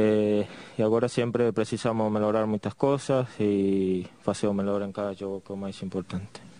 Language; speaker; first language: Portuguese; non-native, fluent; Spanish